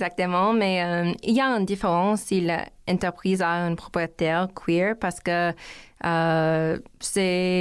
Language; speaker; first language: French; non-native, learner; English